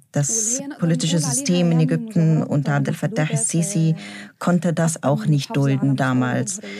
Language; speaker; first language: German; non-native, fluent; Arabic